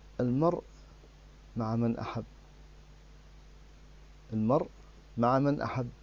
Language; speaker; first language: Arabic; native; Arabic